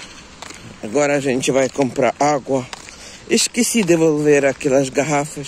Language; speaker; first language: Portuguese; non-native, local second language; Kabuverdianu